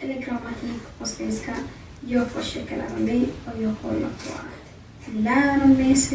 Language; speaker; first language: Swedish; non-native, learner; Amharic